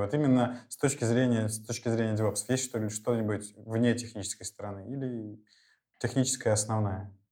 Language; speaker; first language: Russian; native; Russian